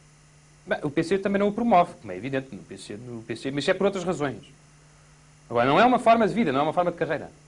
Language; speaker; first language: Portuguese; native; Portuguese